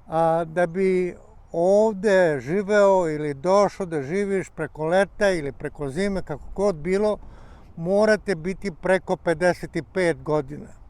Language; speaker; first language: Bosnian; non-native, local second language; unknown